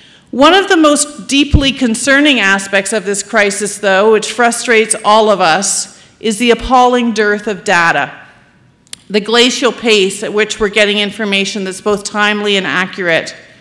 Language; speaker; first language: English; native; English